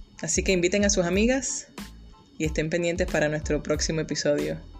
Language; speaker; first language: Spanish; early bilingual, heritage; Spanish